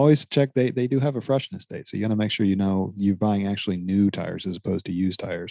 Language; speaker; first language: English; native; English